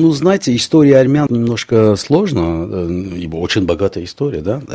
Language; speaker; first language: Russian; non-native, local second language; Armenian